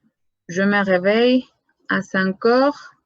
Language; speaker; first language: French; non-native, fluent; Spanish